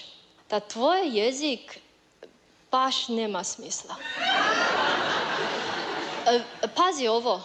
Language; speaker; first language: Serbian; non-native, learner; Chinese